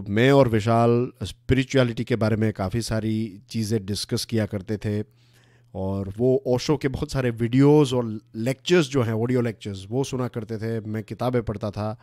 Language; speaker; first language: Hindi; non-native, local second language; Gujarati